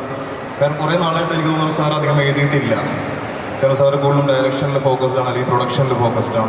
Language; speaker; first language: Malayalam; native; Malayalam